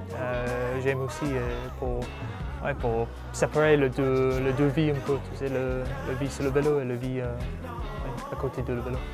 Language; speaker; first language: French; non-native, learner; English